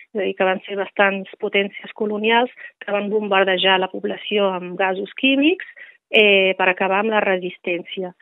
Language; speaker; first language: Catalan; non-native, fluent; Riffian